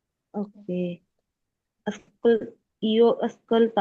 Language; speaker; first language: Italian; non-native, learner; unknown